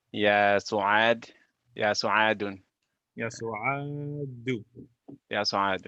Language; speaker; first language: Arabic; non-native, learner; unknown